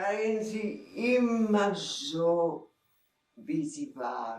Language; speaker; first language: German; non-native, fluent; Czech